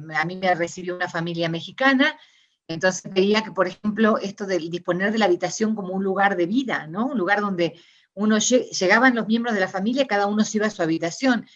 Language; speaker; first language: Spanish; native; Spanish